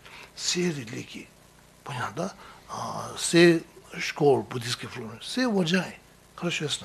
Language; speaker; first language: Russian; non-native, learner; Tibetan